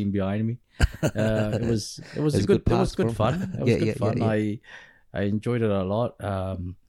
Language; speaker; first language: English; early bilingual, other home language; Pampanga